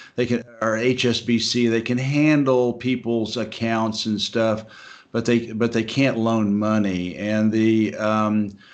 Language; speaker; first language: English; native; English